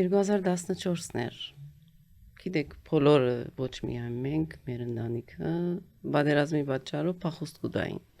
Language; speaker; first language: Armenian; early bilingual, heritage; Armenian